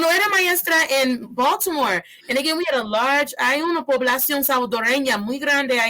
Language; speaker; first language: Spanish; non-native, fluent; English